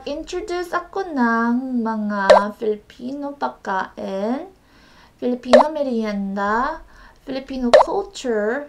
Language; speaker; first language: Filipino; non-native, learner; Korean